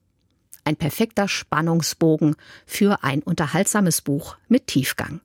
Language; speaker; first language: German; native; German